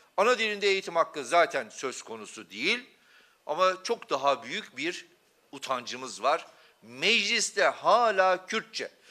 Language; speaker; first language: Turkish; non-native, local second language; Kurdish